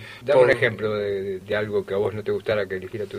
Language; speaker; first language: Spanish; native; Spanish